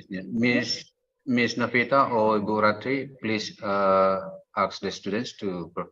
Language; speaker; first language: English; non-native, fluent; Indonesian